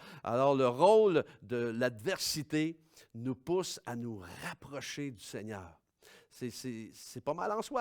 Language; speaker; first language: French; native; French